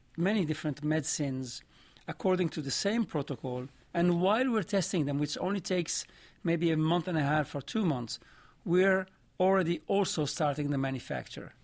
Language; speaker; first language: English; non-native, fluent; French